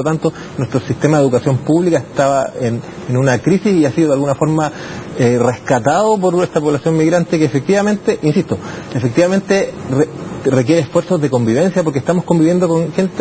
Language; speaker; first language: Spanish; native; Spanish